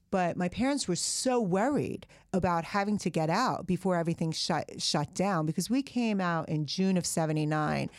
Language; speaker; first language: English; early bilingual, other home language; Persian